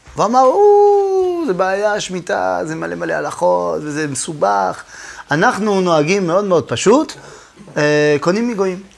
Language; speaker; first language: Hebrew; non-native, fluent; French